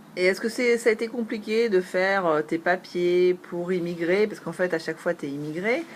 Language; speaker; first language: French; native; French